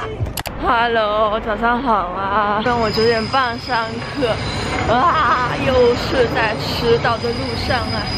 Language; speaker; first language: Chinese; early bilingual, heritage; Chinese